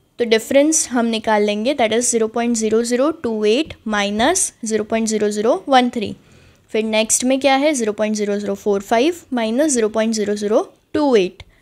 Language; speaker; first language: Hindi; native; Hindi